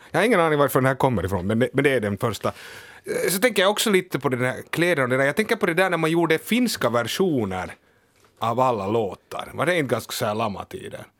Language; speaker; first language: Swedish; native; Swedish